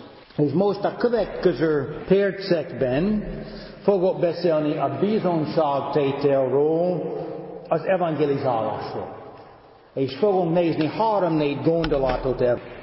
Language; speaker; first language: Hungarian; non-native, fluent; English